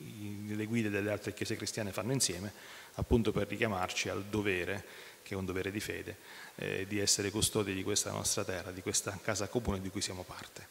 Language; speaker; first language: Italian; native; Italian